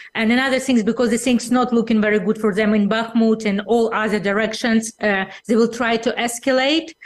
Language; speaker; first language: English; non-native, fluent; Russian